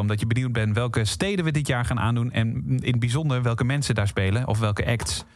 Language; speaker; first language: Dutch; native; Dutch